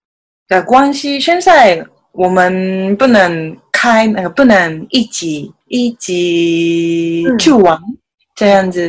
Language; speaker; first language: Chinese; non-native, learner; Japanese